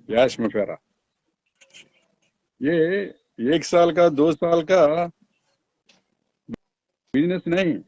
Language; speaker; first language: Hindi; non-native, local second language; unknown